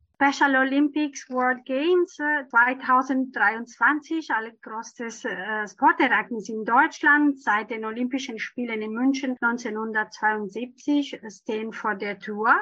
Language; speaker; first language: German; non-native, fluent; Italian